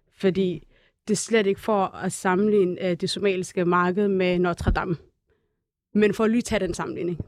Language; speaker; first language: Danish; early bilingual, other home language; Somali